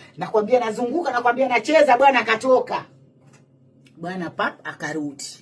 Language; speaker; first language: Swahili; native; Swahili